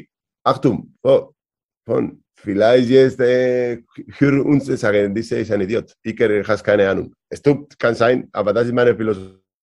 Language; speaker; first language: German; non-native, learner; Spanish